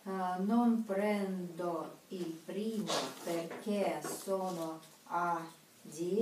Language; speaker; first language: Italian; non-native, learner; Russian